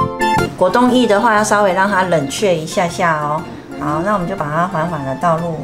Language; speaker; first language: Chinese; native; Chinese